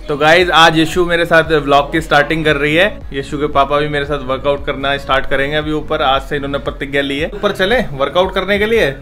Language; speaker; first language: Hindi; native; Hindi